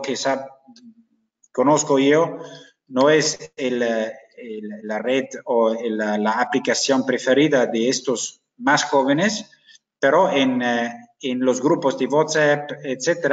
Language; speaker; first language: Spanish; non-native, fluent; German